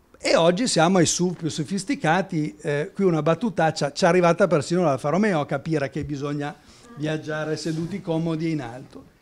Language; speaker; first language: Italian; native; Italian